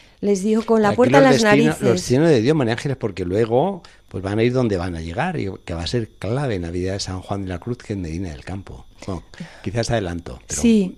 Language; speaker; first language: Spanish; native; Spanish